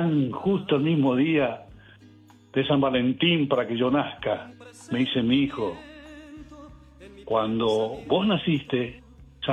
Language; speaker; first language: Spanish; non-native, local second language; Guarani